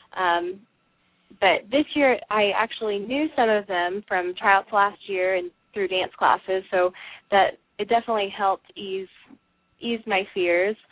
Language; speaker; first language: English; native; English